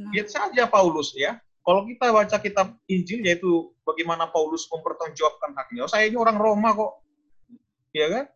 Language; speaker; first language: Indonesian; non-native, local second language; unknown